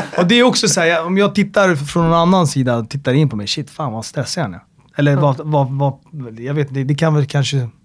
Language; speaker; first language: Swedish; early bilingual, other home language; Amharic